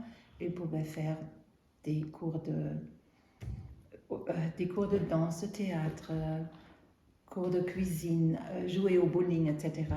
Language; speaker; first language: French; non-native, fluent; German